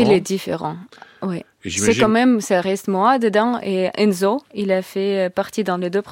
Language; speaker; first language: French; non-native, learner; Russian